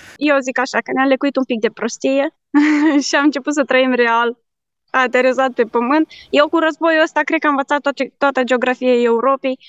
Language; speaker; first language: Romanian; native; Romanian